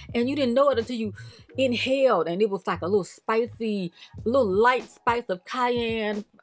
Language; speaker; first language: English; native; English